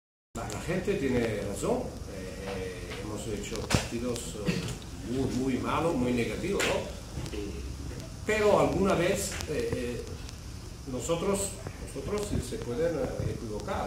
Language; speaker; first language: Spanish; non-native, fluent; Italian